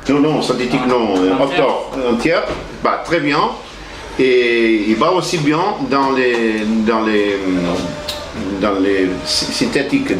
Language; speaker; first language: French; non-native, learner; Portuguese